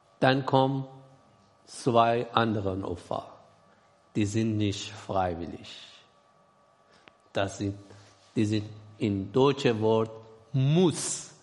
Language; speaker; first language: German; non-native, learner; Persian